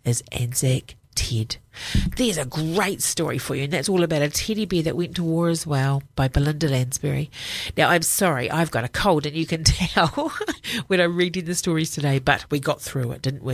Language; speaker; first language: English; native; English